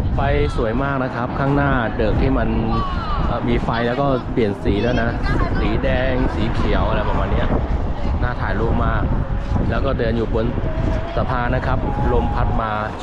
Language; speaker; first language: Thai; non-native, fluent; Chinese